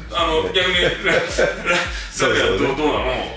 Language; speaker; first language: Japanese; native; Japanese